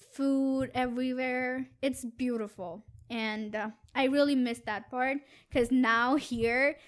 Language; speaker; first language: English; non-native, local second language; Gujarati